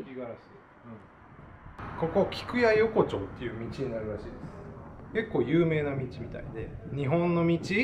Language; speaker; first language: Japanese; native; Japanese